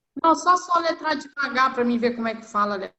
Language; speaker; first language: Portuguese; native; Portuguese